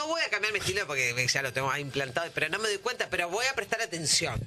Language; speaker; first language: Spanish; native; Spanish